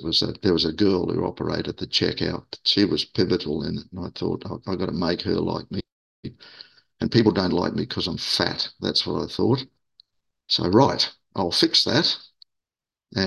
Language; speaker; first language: English; native; English